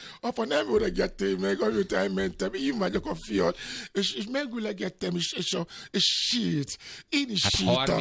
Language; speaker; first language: Hungarian; non-native, learner; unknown